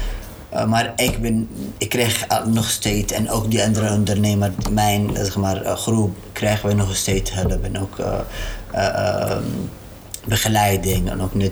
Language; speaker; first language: Dutch; non-native, learner; Arabic